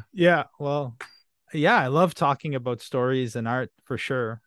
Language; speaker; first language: English; non-native, fluent; French